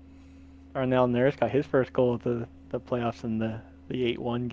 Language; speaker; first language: English; native; English